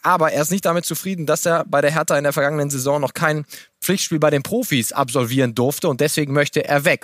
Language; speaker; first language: German; native; German